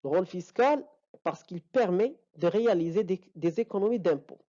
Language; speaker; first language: French; non-native, local second language; Arabic